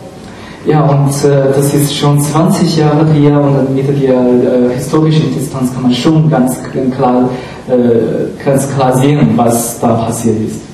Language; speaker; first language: German; non-native, fluent; Chinese